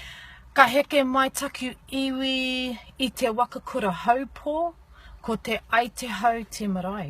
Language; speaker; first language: Māori; non-native, learner; English